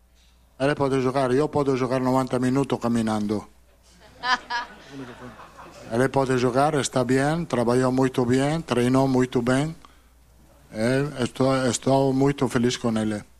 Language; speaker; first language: Portuguese; non-native, fluent; Italian